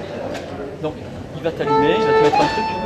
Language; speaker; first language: French; native; French